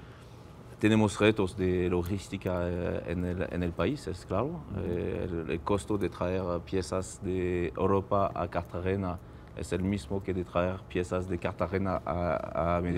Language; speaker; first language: Spanish; non-native, fluent; French